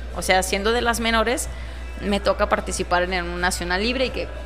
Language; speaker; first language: Spanish; native; Spanish